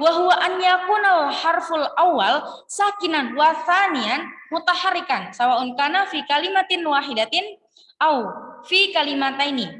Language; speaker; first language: Arabic; non-native, learner; Indonesian